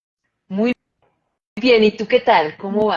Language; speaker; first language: Spanish; native; Spanish